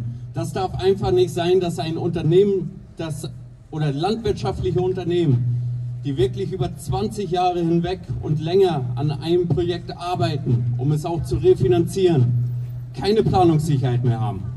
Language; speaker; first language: German; native; German